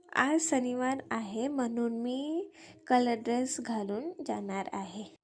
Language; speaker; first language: Marathi; non-native, learner; Hindi